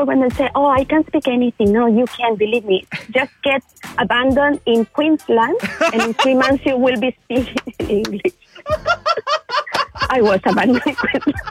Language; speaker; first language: English; non-native, fluent; Spanish